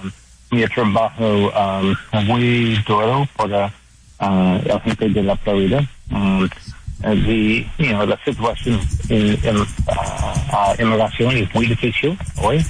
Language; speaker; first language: Spanish; non-native, learner; English